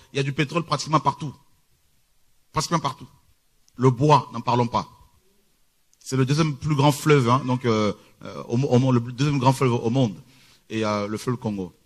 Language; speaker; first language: French; early bilingual, other home language; Lingala